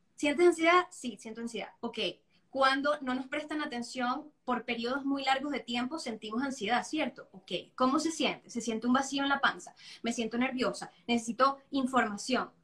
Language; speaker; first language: Spanish; native; Spanish